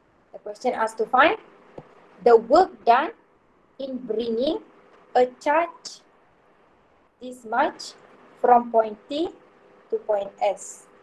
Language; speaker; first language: English; non-native, local second language; Malay